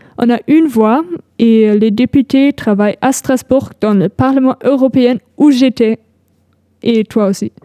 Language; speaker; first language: French; non-native, fluent; German